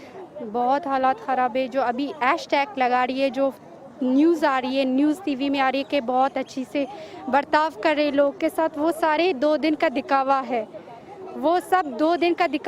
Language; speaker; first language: Hindi; non-native, fluent; Persian